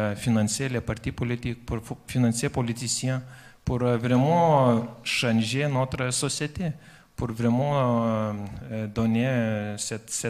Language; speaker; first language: French; non-native, fluent; Lithuanian